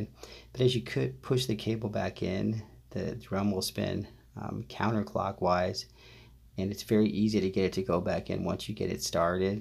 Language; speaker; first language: English; native; English